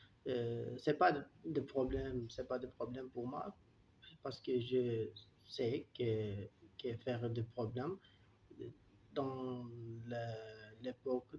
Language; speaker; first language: French; non-native, learner; Turkish